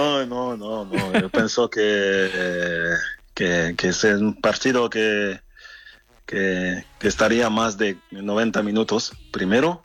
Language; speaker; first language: Spanish; non-native, fluent; French